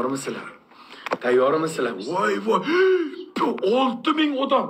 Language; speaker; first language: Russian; non-native, learner; Uzbek